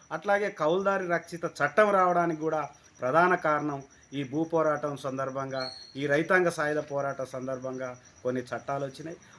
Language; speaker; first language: Telugu; native; Telugu